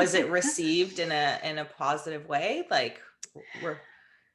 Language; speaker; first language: English; native; English